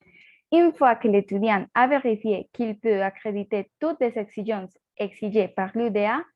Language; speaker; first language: French; non-native, learner; Spanish